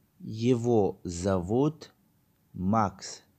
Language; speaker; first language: Russian; non-native, learner; Tajik